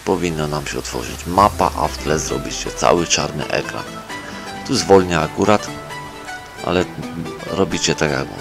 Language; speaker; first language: Polish; native; Polish